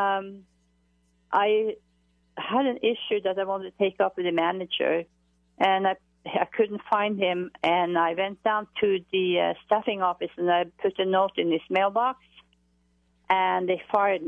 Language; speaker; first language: English; non-native, fluent; Norwegian